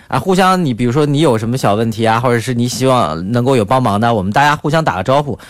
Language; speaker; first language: Chinese; native; Chinese